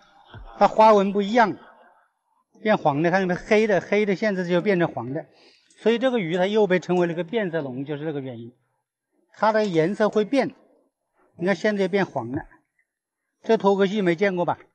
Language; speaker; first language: Chinese; native; Chinese